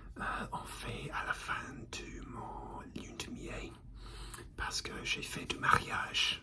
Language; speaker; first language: French; non-native, learner; English